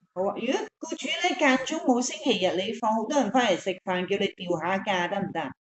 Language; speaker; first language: Cantonese; native; Cantonese